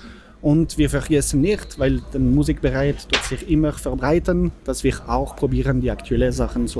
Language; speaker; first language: German; non-native, fluent; French